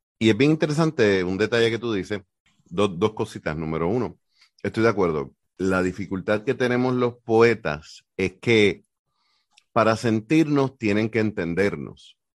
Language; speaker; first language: Spanish; native; Spanish